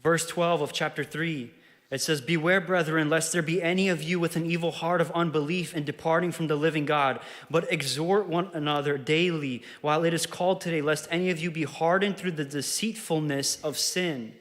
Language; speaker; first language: English; early bilingual, other home language; Ukrainian